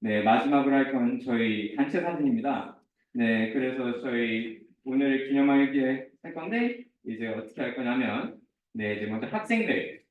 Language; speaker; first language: Korean; early bilingual, heritage; Korean